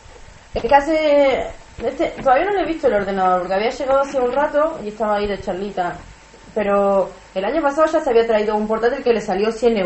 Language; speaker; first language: Spanish; native; Spanish